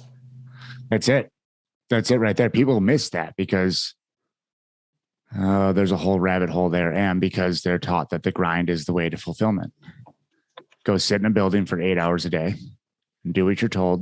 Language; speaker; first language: English; native; English